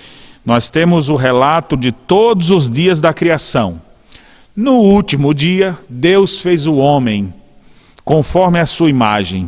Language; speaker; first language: Portuguese; native; Portuguese